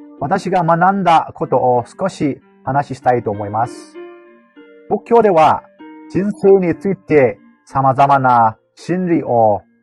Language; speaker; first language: Japanese; non-native, fluent; Burmese